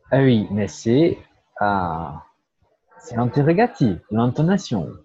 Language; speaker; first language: French; non-native, learner; Portuguese